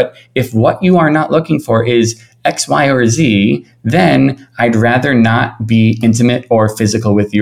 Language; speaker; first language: English; native; English